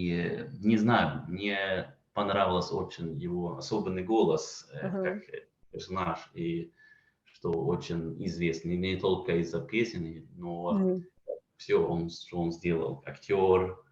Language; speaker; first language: Russian; non-native, fluent; Swedish